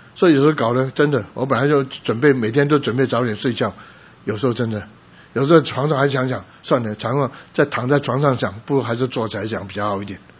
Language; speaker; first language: Chinese; non-native, local second language; Cantonese